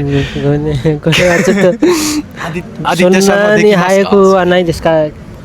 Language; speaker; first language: Japanese; non-native, learner; Nepali